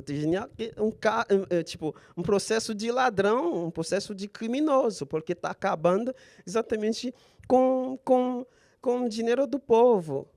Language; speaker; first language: Portuguese; non-native, fluent; Haitian Creole